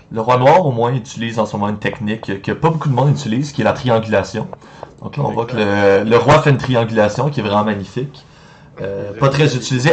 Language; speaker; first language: French; native; French